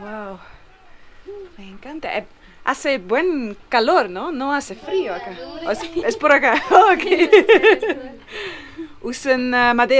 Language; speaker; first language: Spanish; non-native, learner; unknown